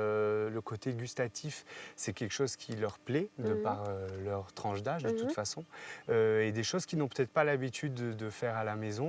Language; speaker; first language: French; native; French